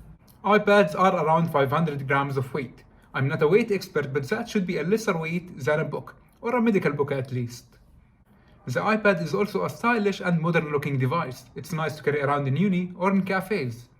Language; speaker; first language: English; non-native, fluent; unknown